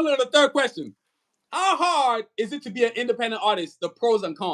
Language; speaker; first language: English; native; English